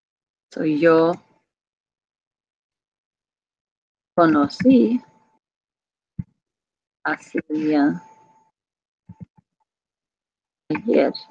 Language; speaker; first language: Spanish; non-native, fluent; English